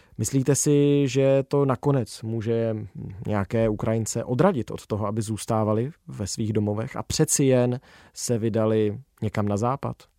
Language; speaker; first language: Czech; native; Czech